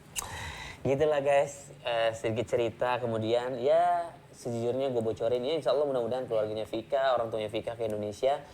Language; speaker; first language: Indonesian; native; Indonesian